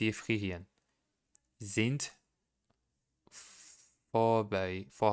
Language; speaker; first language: German; non-native, learner; Portuguese